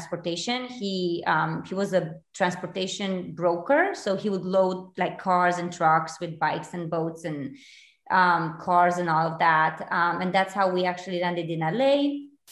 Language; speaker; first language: English; non-native, fluent; Romanian